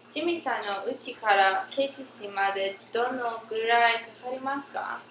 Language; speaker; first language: Japanese; non-native, learner; English